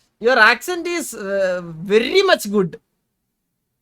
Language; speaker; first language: English; non-native, learner; Malayalam